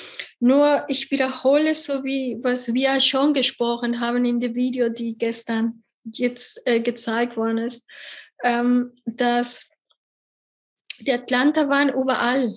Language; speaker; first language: German; non-native, fluent; Spanish